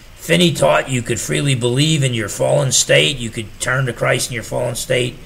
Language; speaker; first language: English; native; English